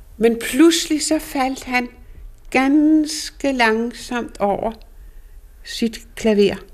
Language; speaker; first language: Danish; native; Danish